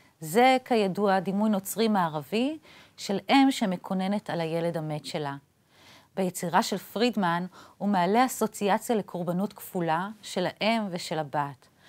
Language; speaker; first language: Hebrew; native; Hebrew